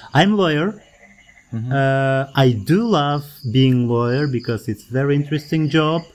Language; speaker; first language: English; non-native, fluent; Kazakh